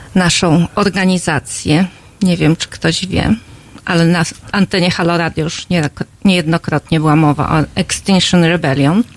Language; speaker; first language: Polish; native; Polish